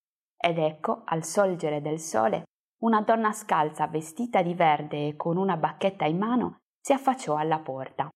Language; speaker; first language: Italian; native; Italian